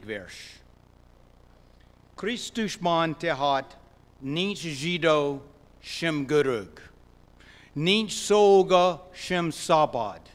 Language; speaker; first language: Hungarian; non-native, fluent; English